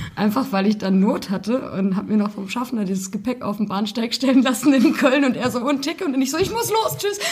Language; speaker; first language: German; native; German